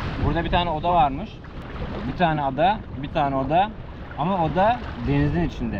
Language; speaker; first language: Turkish; native; Turkish